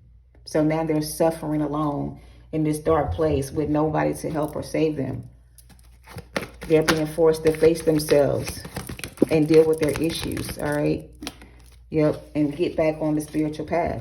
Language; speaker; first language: English; native; English